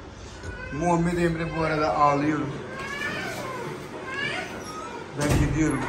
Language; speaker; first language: Turkish; non-native, learner; Urdu